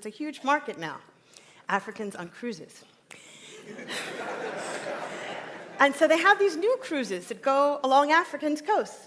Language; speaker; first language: English; native; English